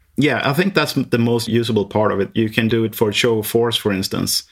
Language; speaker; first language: English; non-native, fluent; Swedish